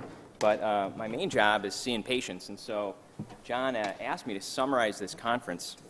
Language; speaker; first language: English; native; English